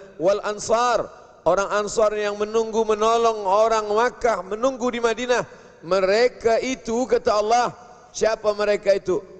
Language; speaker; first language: Malay; native; Malay